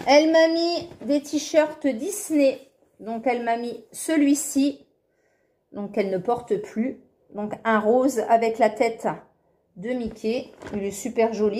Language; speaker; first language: French; native; French